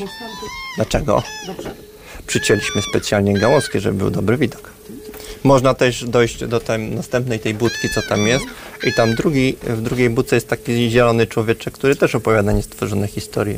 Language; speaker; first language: Polish; native; Polish